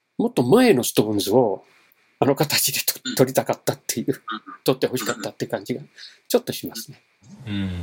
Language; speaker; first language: Japanese; non-native, fluent; English